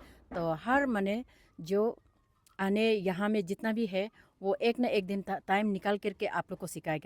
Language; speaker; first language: Hindi; non-native, local second language; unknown